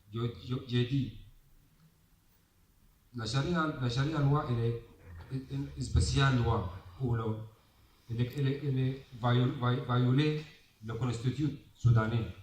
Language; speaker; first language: French; non-native, learner; Arabic